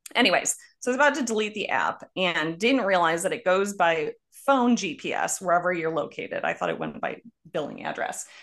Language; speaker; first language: English; native; English